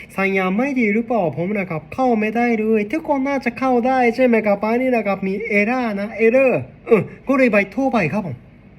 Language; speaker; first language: Thai; non-native, learner; Japanese